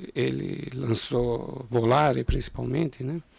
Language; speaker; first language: Portuguese; non-native, fluent; Italian